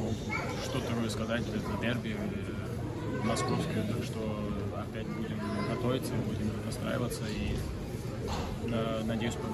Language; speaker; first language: Russian; early bilingual, heritage; Russian